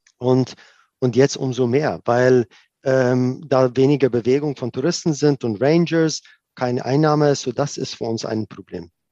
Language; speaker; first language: German; non-native, fluent; Afrikaans